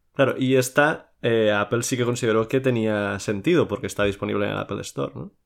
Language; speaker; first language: Spanish; non-native, local second language; Catalan